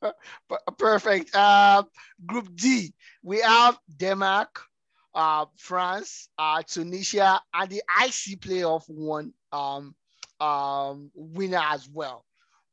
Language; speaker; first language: English; non-native, local second language; Yoruba